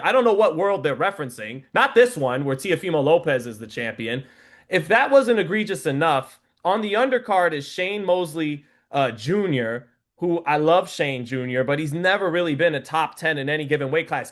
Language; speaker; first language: English; native; English